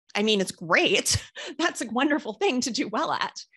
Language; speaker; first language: English; native; English